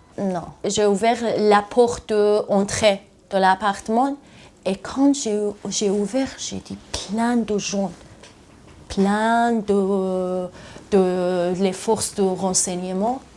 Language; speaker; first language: French; non-native, learner; Persian